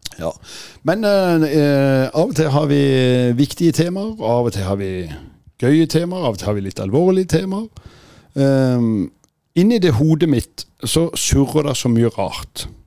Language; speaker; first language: Norwegian; native; Norwegian